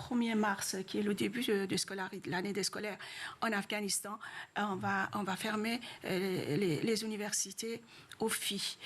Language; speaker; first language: French; non-native, fluent; Persian